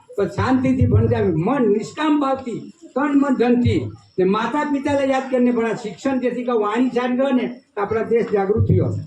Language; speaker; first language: Gujarati; non-native, local second language; Kukna